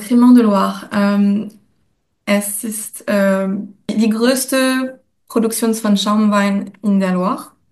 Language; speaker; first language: German; non-native, fluent; French